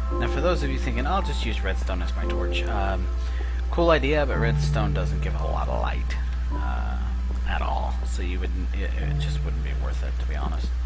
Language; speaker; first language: English; native; English